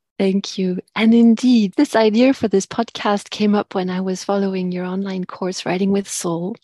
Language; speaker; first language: English; non-native, fluent; French